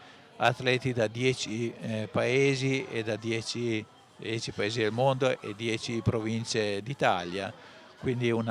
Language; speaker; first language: Italian; native; Italian